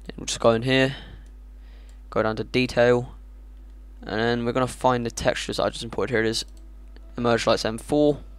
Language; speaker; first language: English; native; English